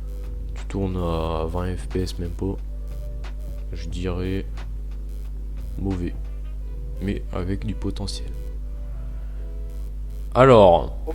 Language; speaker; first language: French; native; French